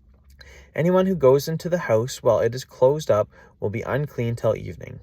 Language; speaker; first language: English; native; English